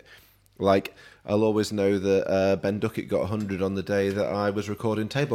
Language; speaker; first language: English; native; English